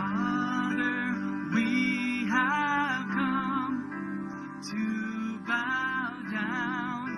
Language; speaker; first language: English; native; English